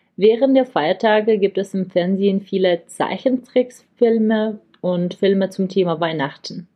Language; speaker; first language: German; non-native, fluent; Czech